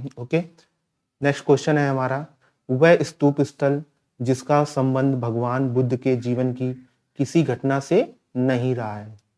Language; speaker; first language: Hindi; native; Hindi